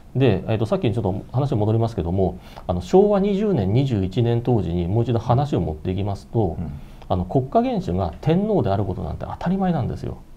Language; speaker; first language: Japanese; native; Japanese